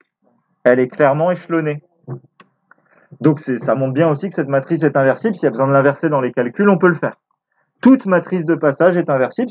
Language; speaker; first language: French; native; French